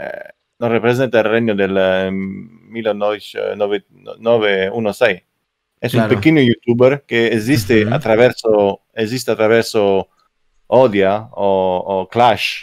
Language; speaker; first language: Spanish; non-native, learner; Italian